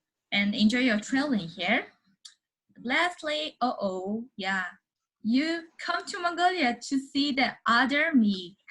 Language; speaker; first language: English; non-native, learner; Mongolian